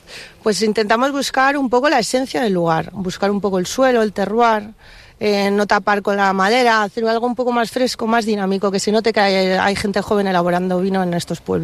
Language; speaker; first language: Spanish; native; Spanish